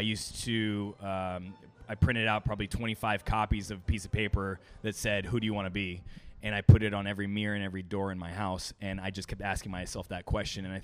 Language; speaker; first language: English; native; English